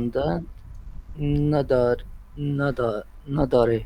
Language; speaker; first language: Persian; non-native, learner; Urdu